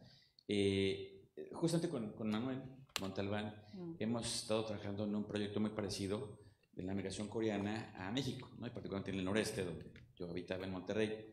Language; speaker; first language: Spanish; native; Spanish